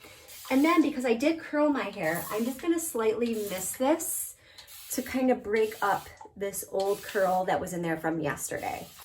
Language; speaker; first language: English; native; English